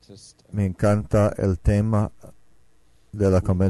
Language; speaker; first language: Spanish; non-native, fluent; Finnish